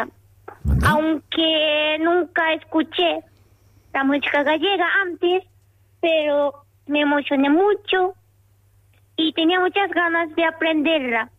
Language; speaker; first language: Spanish; non-native, learner; Japanese